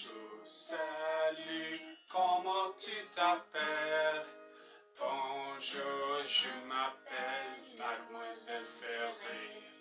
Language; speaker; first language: French; non-native, fluent; English